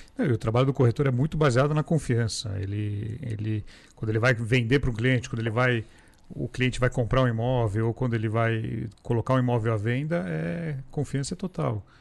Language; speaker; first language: Portuguese; native; Portuguese